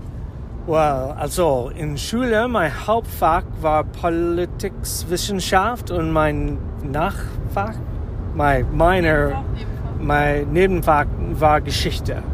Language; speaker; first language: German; non-native, learner; English